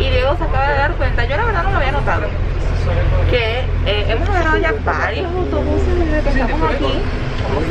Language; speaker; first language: Spanish; native; Spanish